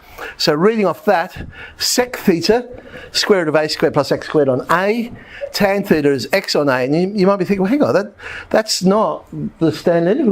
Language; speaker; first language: English; native; English